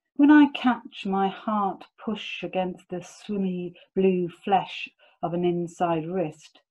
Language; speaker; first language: English; native; English